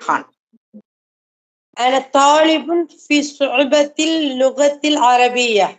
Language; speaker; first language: Arabic; non-native, learner; Tamil